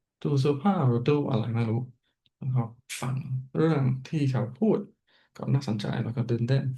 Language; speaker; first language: Thai; non-native, fluent; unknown